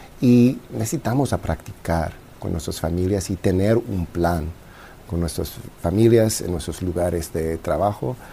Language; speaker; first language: Spanish; non-native, fluent; English